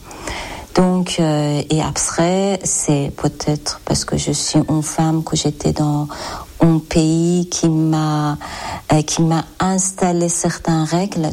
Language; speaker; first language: French; non-native, learner; Persian